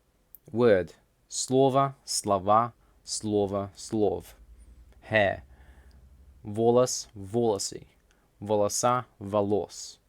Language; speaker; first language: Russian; non-native, fluent; English